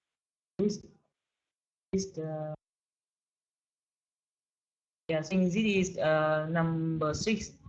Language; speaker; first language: English; non-native, learner; Vietnamese